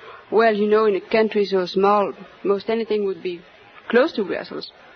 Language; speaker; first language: English; non-native, fluent; French